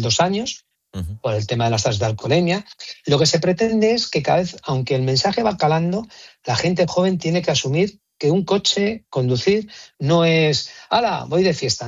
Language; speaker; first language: Spanish; native; Spanish